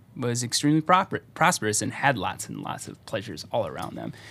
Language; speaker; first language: English; native; English